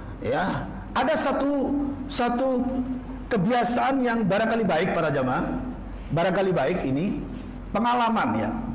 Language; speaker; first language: Malay; non-native, local second language; Javanese